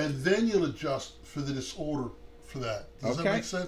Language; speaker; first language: English; native; English